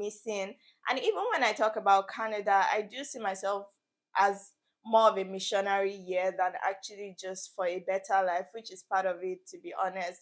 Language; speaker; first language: English; non-native, local second language; Yoruba